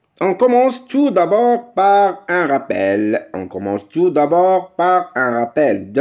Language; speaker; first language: French; non-native, local second language; Arabic